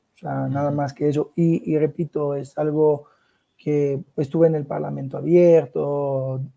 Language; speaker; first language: Spanish; non-native, fluent; Italian